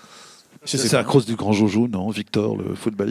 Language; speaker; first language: French; native; French